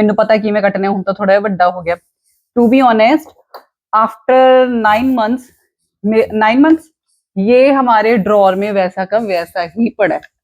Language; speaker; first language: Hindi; non-native, local second language; Punjabi